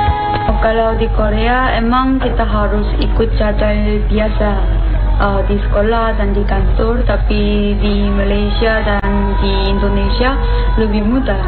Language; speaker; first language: Indonesian; non-native, fluent; Korean